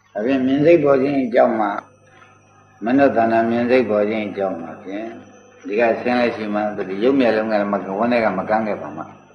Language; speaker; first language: Burmese; native; Burmese